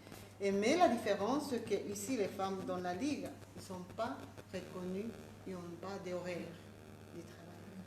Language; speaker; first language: French; non-native, fluent; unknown